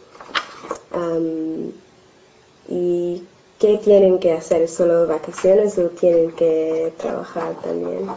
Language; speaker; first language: Spanish; non-native, learner; English